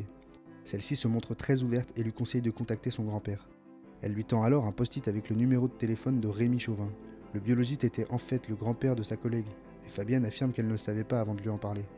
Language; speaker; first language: French; native; French